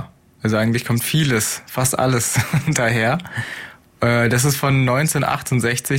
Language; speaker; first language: German; native; German